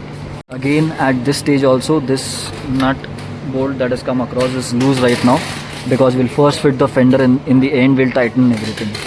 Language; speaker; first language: English; non-native, local second language; Hindi